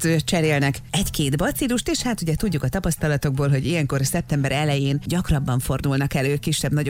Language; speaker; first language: Hungarian; native; Hungarian